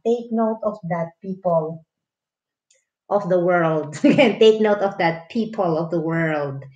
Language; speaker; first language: English; non-native, local second language; Filipino